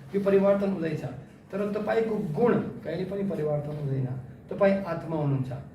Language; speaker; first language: Nepali; non-native, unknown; Russian